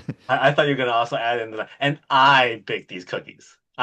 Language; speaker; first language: English; native; English